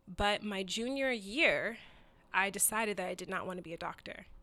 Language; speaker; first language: English; early bilingual, other home language; Yoruba